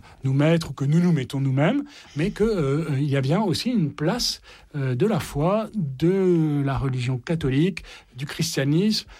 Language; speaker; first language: French; native; French